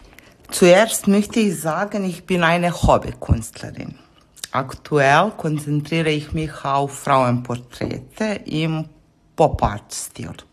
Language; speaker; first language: German; non-native, fluent; Serbian